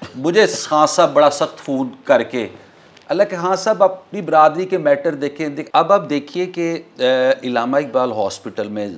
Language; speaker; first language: Urdu; non-native, local second language; Punjabi